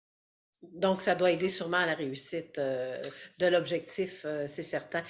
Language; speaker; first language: French; native; French